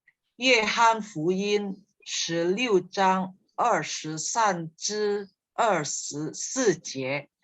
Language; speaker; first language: Chinese; non-native, learner; Indonesian